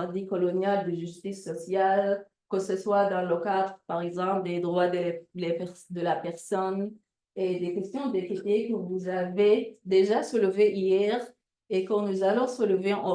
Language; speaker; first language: French; non-native, fluent; Arabic